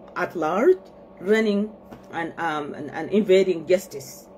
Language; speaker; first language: English; non-native, fluent; Arabic